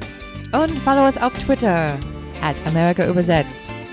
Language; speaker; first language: German; non-native, fluent; English